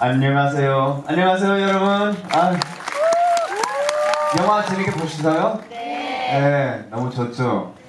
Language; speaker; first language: Korean; early bilingual, heritage; English